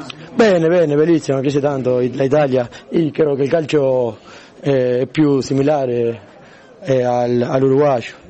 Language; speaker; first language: Italian; non-native, learner; Spanish